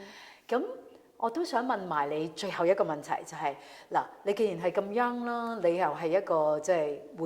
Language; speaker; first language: Cantonese; native; Cantonese